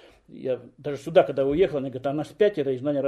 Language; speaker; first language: Russian; native; Russian